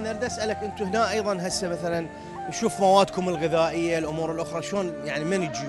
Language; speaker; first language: Arabic; native; Arabic